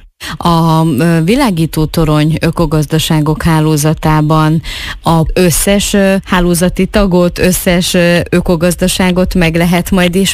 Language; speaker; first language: Hungarian; native; Hungarian